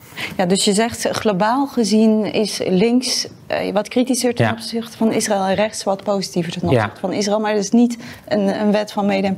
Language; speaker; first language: Dutch; native; Dutch